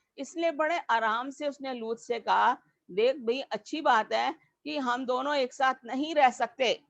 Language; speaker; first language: Hindi; native; Hindi